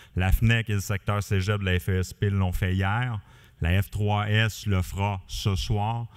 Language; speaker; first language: French; native; French